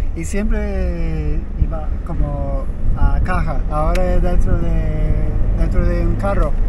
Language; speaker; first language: Spanish; non-native, learner; Turkish